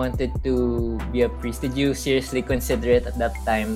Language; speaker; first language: English; non-native, local second language; Hiligaynon